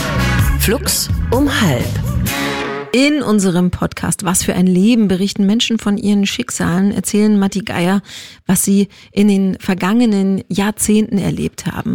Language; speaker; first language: German; native; German